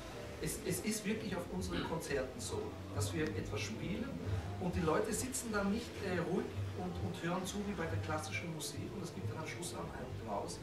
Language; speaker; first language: German; early bilingual, other home language; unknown